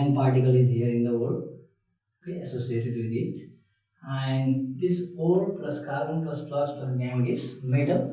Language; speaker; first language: English; non-native, local second language; Nepali